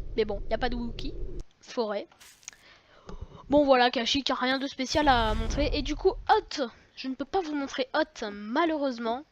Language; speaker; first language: French; native; French